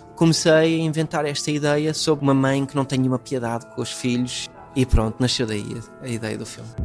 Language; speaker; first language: Portuguese; non-native, fluent; English